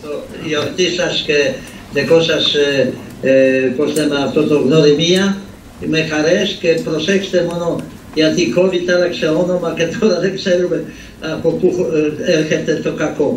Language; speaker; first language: Greek; non-native, fluent; Polish